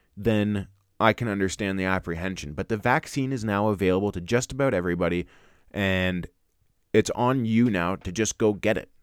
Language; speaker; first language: English; native; English